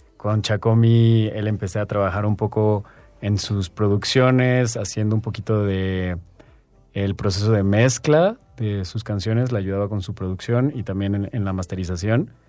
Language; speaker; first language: Spanish; native; Spanish